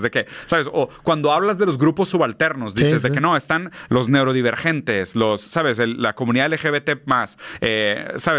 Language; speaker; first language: Spanish; native; Spanish